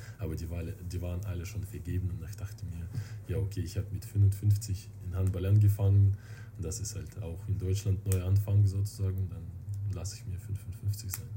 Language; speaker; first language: German; non-native, fluent; Russian